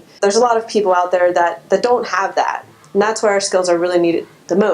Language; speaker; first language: English; native; English